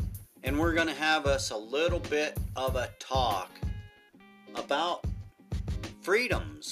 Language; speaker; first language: English; native; English